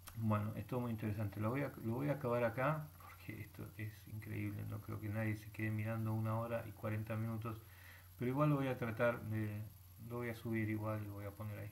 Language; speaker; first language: Spanish; early bilingual, heritage; Spanish